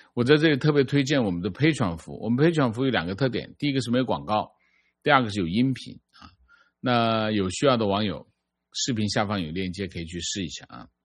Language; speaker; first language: Chinese; native; Chinese